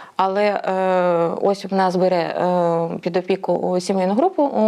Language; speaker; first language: Ukrainian; native; Ukrainian